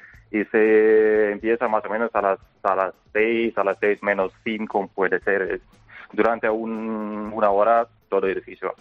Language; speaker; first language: Spanish; non-native, learner; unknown